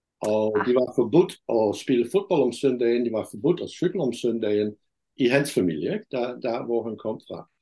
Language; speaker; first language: Danish; non-native, fluent; Dutch